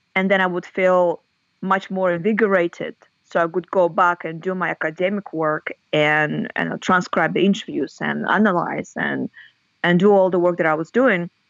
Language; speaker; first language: English; non-native, fluent; Russian